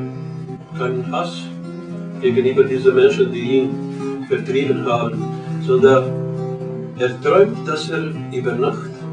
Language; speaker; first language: German; non-native, learner; Croatian